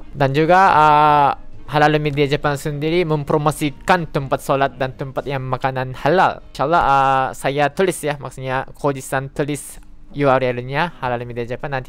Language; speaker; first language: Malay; non-native, fluent; Japanese